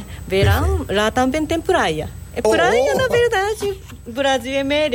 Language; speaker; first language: Portuguese; non-native, learner; Japanese